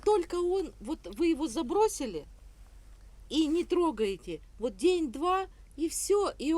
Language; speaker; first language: Russian; native; Russian